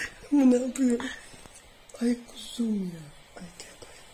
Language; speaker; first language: Turkish; early bilingual, heritage; Turkish